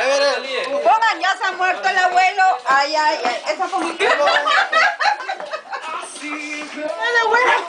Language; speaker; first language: Spanish; native; Spanish